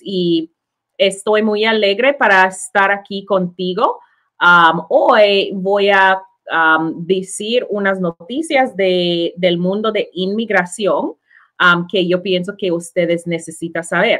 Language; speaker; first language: Spanish; non-native, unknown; English